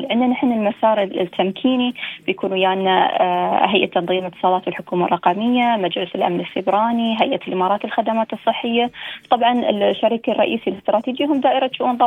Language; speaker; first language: Arabic; native; Arabic